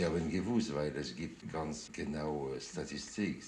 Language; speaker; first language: German; non-native, fluent; French